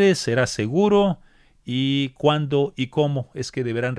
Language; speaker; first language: Spanish; native; Spanish